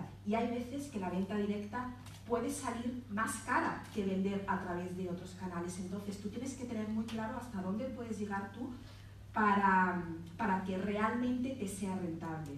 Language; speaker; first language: Spanish; native; Spanish